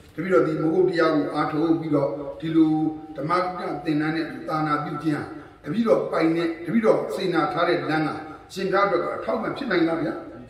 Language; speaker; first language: Burmese; native; Burmese